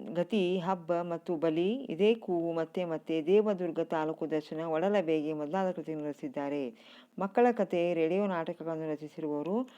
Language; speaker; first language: Kannada; native; Kannada